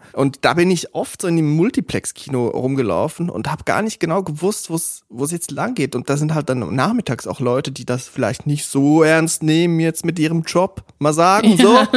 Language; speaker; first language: German; non-native, local second language; Swiss German